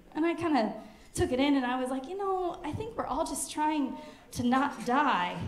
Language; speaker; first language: English; native; English